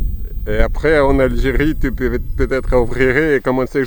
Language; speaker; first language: French; non-native, learner; Lithuanian